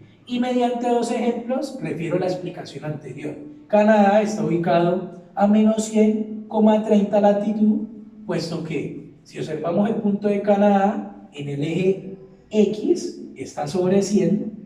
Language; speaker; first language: Spanish; native; Spanish